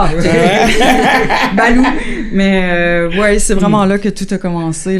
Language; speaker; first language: French; native; French